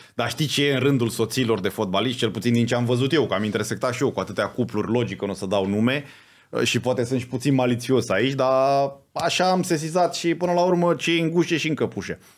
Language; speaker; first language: Romanian; native; Romanian